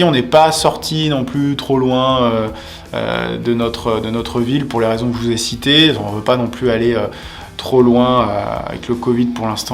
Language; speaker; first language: French; native; French